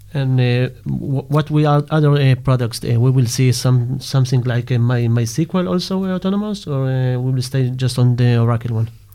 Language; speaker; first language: English; non-native, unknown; Hebrew